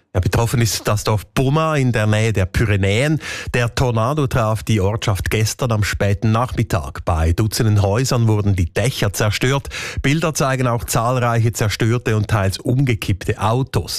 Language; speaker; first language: German; native; German